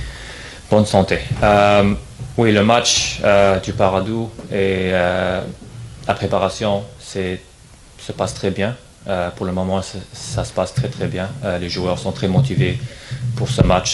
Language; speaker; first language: French; non-native, fluent; English